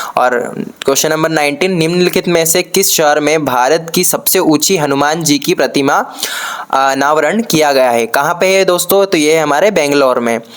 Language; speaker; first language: Hindi; native; Hindi